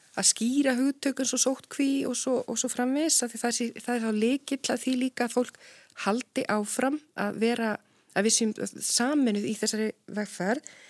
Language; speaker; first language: Icelandic; native; Icelandic